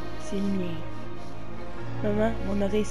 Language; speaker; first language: French; native; French